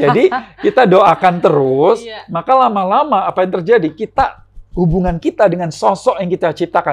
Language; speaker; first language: Indonesian; native; Indonesian